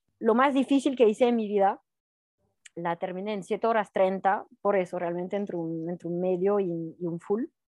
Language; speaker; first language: Spanish; non-native, fluent; French